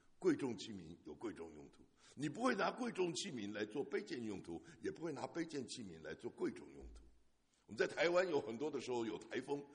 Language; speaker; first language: Chinese; native; Chinese